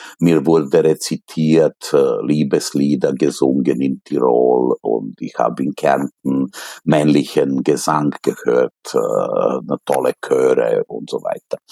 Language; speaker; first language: German; non-native, fluent; Serbian